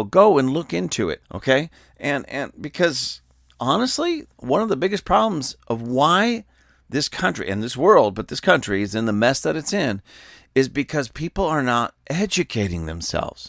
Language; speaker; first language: English; native; English